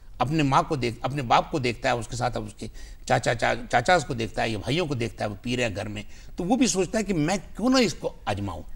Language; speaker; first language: Hindi; native; Hindi